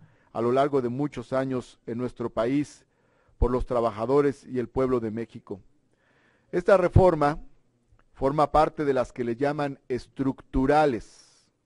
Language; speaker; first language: Spanish; native; Spanish